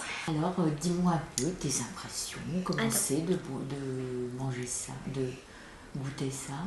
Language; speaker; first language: French; native; French